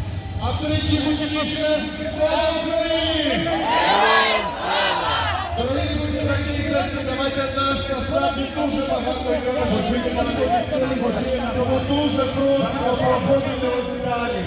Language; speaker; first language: Ukrainian; native; Ukrainian